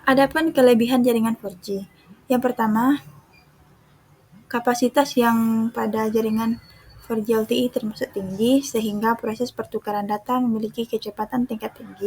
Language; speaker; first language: Indonesian; native; Indonesian